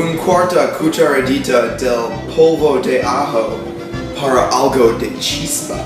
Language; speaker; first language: Spanish; non-native, learner; English